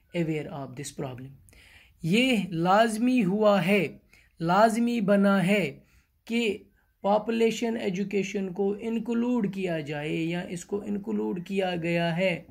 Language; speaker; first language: Hindi; non-native, local second language; Kashmiri